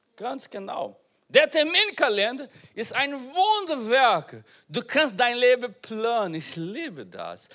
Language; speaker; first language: German; non-native, learner; Portuguese